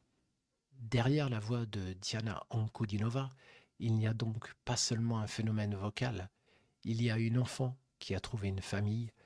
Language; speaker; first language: French; native; French